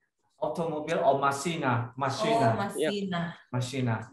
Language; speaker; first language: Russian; non-native, learner; Indonesian